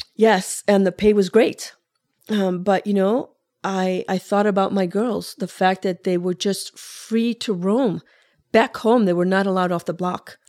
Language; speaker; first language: English; early bilingual, other home language; Spanish